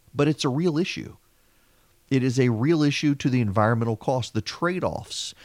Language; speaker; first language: English; native; English